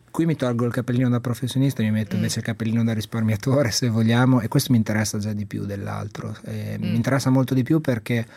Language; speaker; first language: Italian; native; Italian